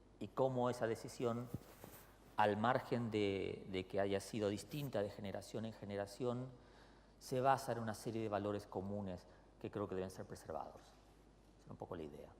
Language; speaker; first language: Spanish; native; Spanish